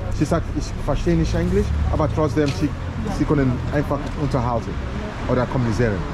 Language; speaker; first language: German; non-native, learner; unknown